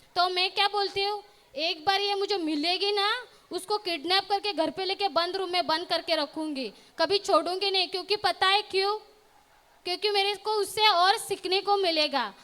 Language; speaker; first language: Hindi; non-native, local second language; Marathi